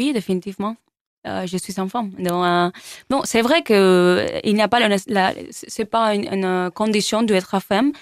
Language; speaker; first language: French; non-native, learner; Spanish